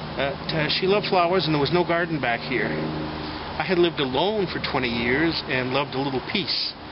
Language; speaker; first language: English; native; English